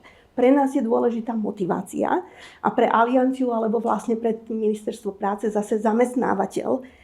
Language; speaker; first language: Slovak; native; Slovak